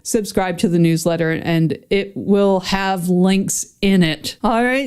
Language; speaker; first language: English; native; English